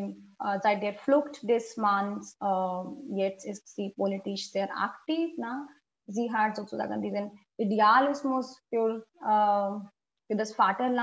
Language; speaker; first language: German; non-native, fluent; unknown